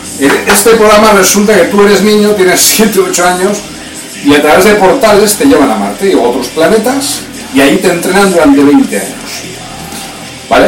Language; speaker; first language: Spanish; native; Spanish